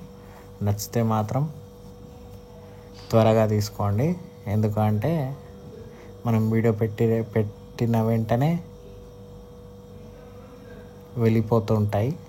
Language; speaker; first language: Telugu; native; Telugu